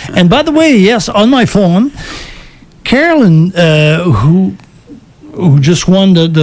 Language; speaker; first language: English; early bilingual, other home language; French